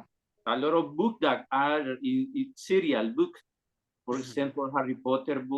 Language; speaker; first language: English; non-native, learner; Spanish